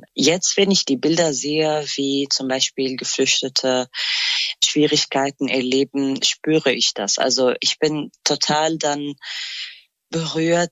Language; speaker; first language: German; non-native, fluent; Kurdish